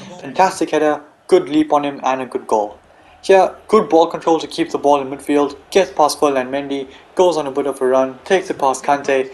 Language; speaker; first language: English; native; English